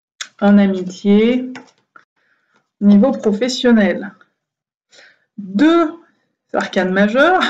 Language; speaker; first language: French; native; French